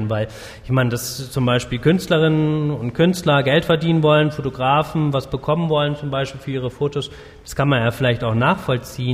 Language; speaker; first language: German; native; German